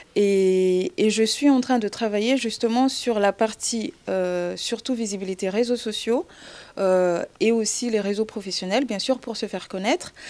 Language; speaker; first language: French; non-native, local second language; Malagasy